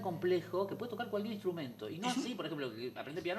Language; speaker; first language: Spanish; native; Spanish